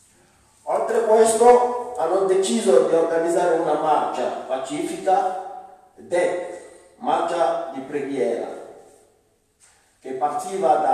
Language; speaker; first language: Italian; non-native, fluent; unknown